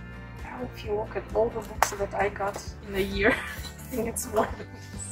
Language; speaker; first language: English; non-native, learner; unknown